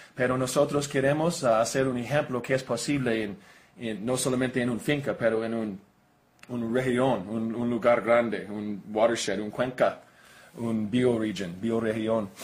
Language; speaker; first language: Spanish; non-native, learner; English